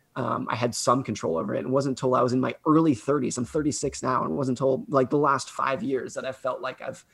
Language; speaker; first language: English; native; English